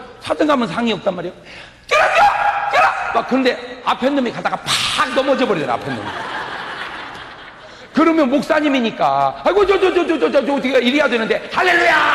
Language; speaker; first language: Korean; native; Korean